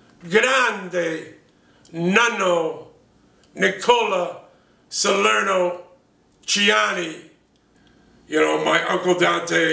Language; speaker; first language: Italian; early bilingual, heritage; English